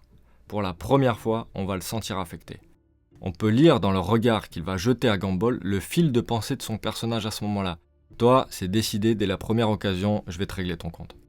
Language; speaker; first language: French; native; French